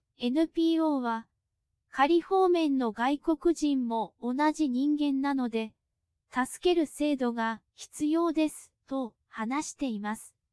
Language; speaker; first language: Japanese; non-native, fluent; Cantonese